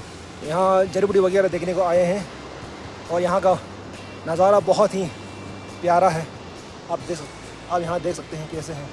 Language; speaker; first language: Hindi; non-native, local second language; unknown